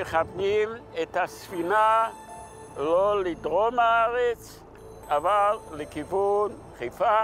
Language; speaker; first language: Hebrew; non-native, fluent; Yiddish